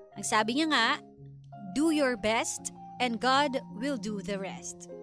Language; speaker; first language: Filipino; native; Filipino